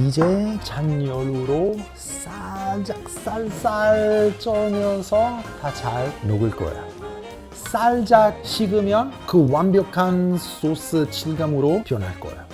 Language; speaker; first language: Korean; non-native, fluent; Italian